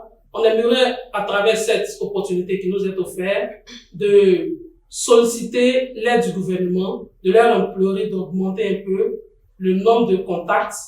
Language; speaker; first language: French; non-native, fluent; English